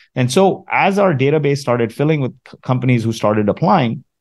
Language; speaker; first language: English; early bilingual, other home language; Arabic